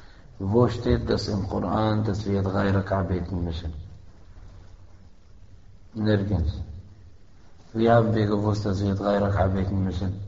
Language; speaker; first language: German; non-native, fluent; Arabic